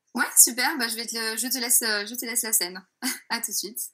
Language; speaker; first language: French; native; French